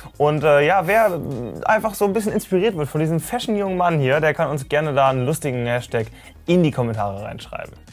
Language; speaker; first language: German; native; German